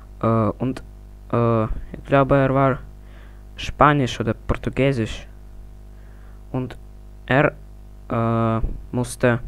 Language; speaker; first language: German; non-native, learner; Russian